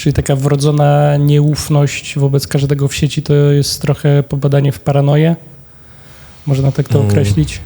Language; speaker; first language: Polish; native; Polish